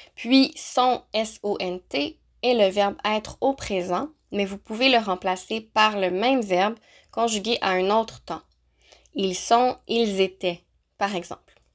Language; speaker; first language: French; native; French